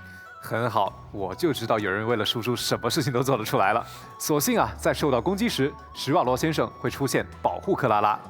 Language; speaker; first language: Chinese; native; Chinese